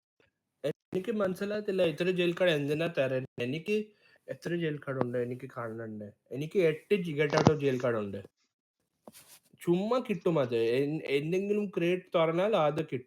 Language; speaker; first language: Malayalam; early bilingual, heritage; Malayalam